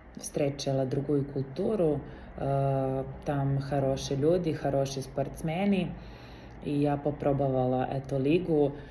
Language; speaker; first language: Russian; non-native, learner; Serbian